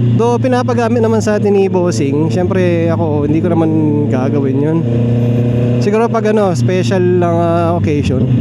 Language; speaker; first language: Filipino; non-native, local second language; Pampanga